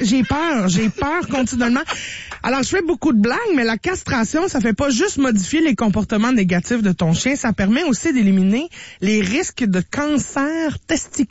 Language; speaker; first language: French; native; French